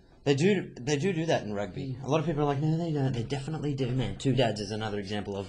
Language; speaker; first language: English; native; English